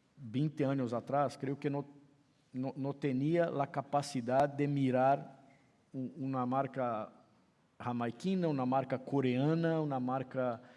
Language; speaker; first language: Spanish; non-native, fluent; Portuguese